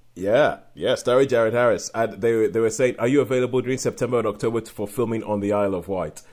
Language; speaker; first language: English; non-native, local second language; Yoruba